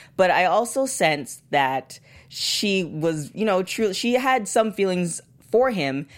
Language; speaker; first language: English; native; English